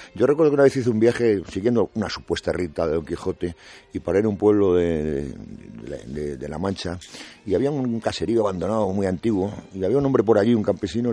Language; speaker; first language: Spanish; native; Spanish